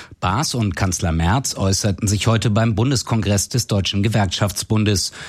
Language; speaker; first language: German; native; German